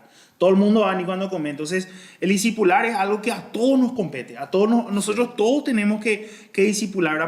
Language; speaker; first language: Spanish; native; Spanish